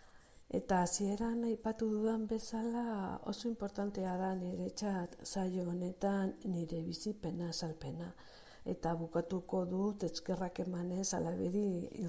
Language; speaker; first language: Basque; non-native, local second language; Spanish